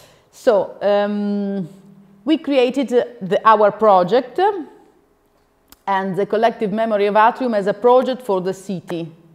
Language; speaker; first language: English; non-native, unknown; Italian